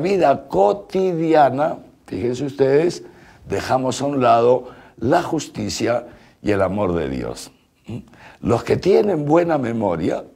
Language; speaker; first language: Spanish; native; Spanish